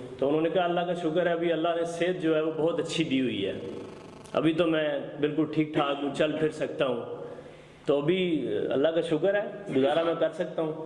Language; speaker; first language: Urdu; non-native, local second language; Punjabi